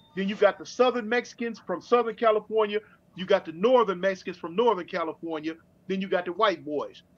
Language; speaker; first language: English; native; English